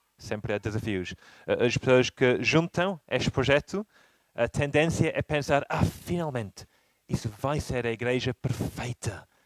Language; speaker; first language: Portuguese; non-native, fluent; English